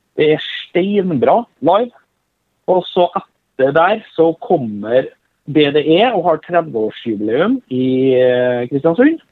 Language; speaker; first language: Norwegian; native; Norwegian